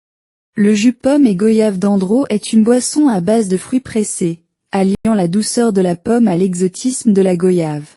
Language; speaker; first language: French; non-native, learner; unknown